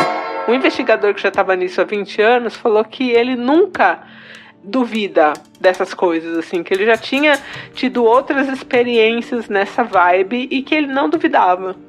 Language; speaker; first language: Portuguese; native; Portuguese